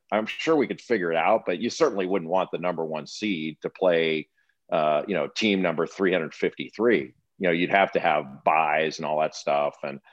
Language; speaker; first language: English; native; English